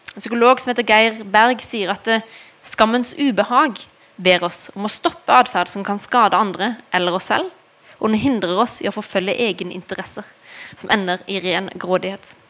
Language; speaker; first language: Norwegian; early bilingual, heritage; Norwegian